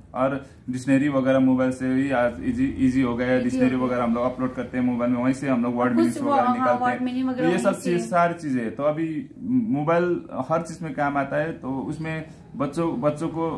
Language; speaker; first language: Hindi; non-native, local second language; Nepali